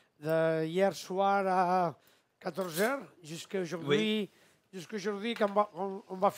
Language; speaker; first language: French; non-native, fluent; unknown